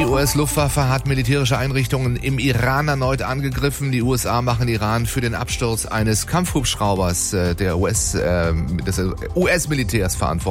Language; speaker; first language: German; native; German